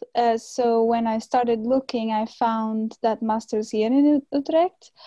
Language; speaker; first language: English; non-native, fluent; Portuguese